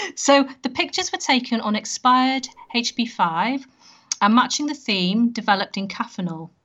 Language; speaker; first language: English; native; English